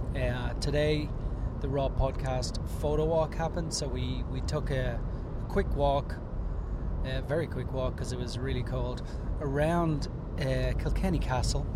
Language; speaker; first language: English; native; English